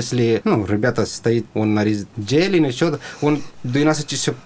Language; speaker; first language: Russian; non-native, learner; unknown